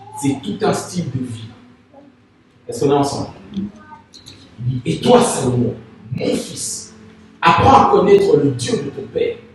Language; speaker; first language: French; non-native, local second language; Lingala